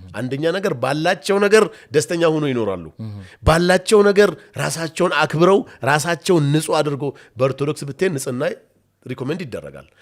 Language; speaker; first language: Amharic; non-native, local second language; Oromo